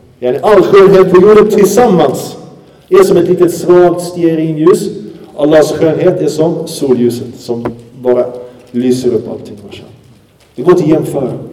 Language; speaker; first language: Swedish; early bilingual, other home language; Arabic